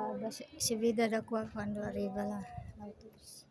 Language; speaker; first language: Italian; non-native, fluent; Cebuano